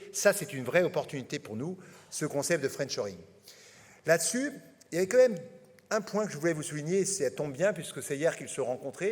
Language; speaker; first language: French; native; French